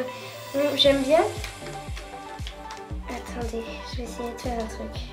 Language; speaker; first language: French; native; French